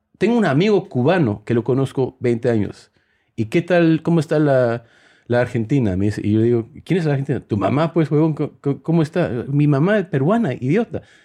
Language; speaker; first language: Spanish; early bilingual, heritage; Spanish